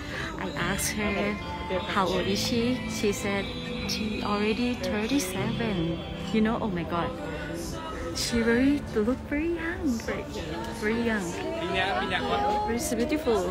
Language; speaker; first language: English; non-native, learner; Thai